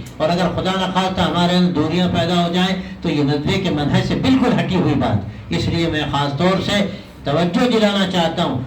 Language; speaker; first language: Urdu; native; Urdu